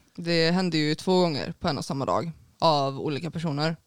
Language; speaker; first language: Swedish; native; Swedish